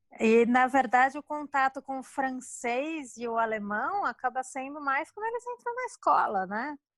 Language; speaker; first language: Portuguese; native; Portuguese